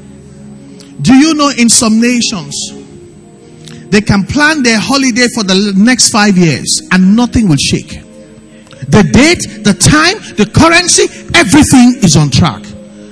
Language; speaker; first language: English; non-native, local second language; Yoruba